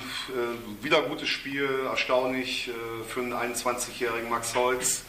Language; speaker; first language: German; native; German